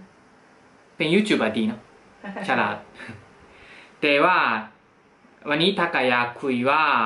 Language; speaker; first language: Thai; non-native, fluent; Japanese